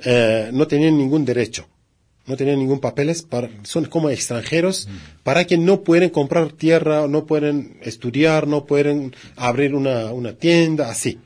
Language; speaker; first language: Spanish; non-native, learner; Kurdish